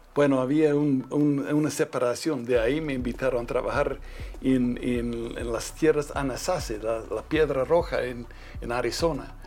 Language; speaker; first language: Spanish; non-native, fluent; English